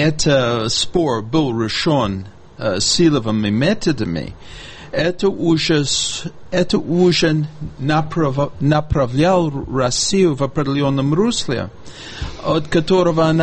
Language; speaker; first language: Russian; non-native, fluent; English